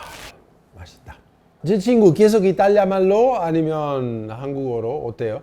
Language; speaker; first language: Korean; non-native, fluent; Italian